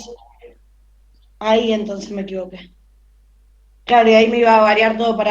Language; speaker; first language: Spanish; native; Spanish